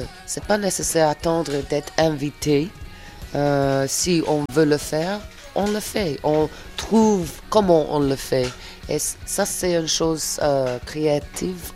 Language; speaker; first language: French; non-native, fluent; English